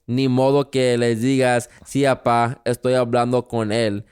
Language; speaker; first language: Spanish; early bilingual, heritage; Spanish